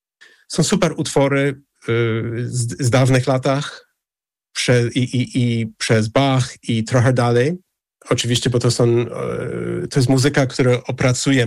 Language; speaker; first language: Polish; non-native, fluent; English